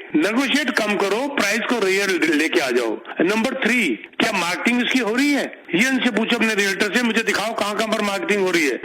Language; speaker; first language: Hindi; native; Hindi